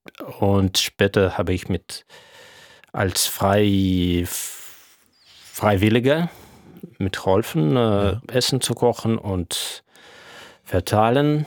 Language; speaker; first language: German; non-native, fluent; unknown